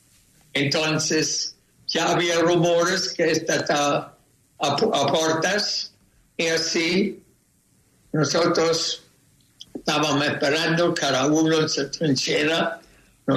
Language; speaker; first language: Spanish; non-native, fluent; German